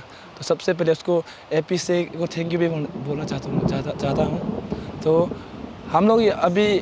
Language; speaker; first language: Hindi; non-native, local second language; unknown